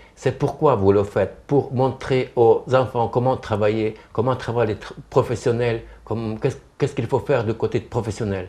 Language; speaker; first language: French; non-native, fluent; Ukrainian